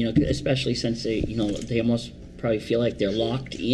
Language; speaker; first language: English; native; English